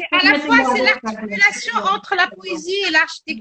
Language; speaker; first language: French; non-native, local second language; Arabic